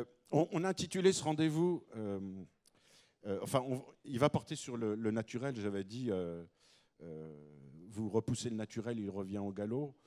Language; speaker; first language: French; native; French